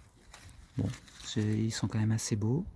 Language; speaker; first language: French; native; French